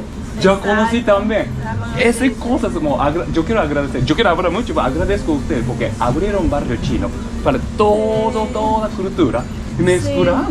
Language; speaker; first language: Spanish; non-native, learner; Chinese